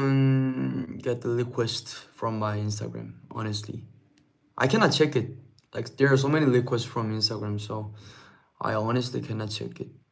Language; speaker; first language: English; non-native, learner; Korean